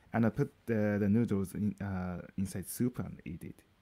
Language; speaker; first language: English; non-native, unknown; Japanese